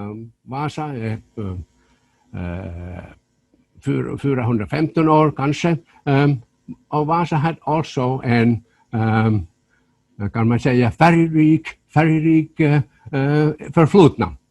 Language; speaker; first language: Swedish; non-native, local second language; Finnish